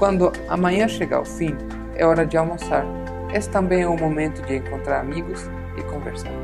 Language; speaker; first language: Portuguese; non-native, fluent; Albanian